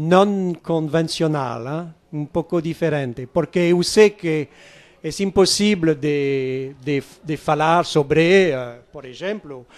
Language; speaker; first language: Portuguese; non-native, learner; French